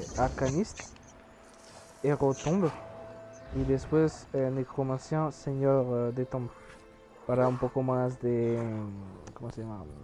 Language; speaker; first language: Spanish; non-native, learner; French